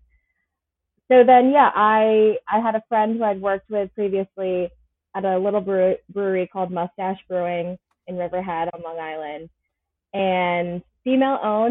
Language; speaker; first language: English; native; English